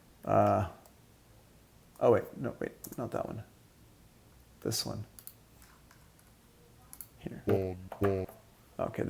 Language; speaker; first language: English; native; English